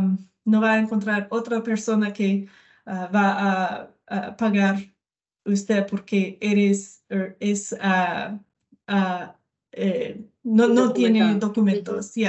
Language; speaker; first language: Spanish; non-native, learner; English